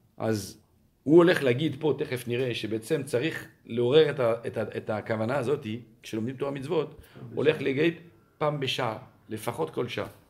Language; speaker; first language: Hebrew; non-native, fluent; French